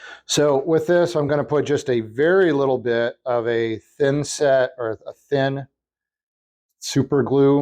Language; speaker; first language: English; native; English